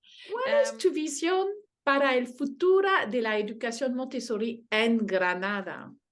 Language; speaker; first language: Spanish; non-native, learner; French